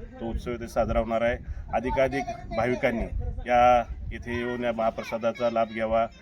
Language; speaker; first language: Marathi; native; Marathi